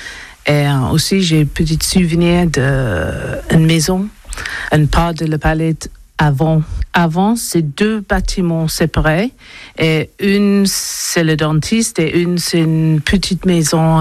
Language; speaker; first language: French; non-native, learner; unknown